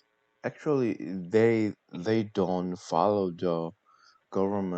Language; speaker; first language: English; non-native, learner; Korean